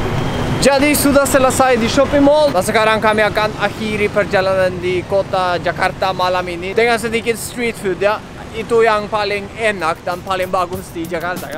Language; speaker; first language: Indonesian; non-native, fluent; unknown